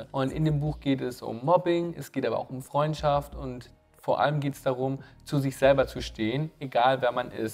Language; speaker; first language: German; native; German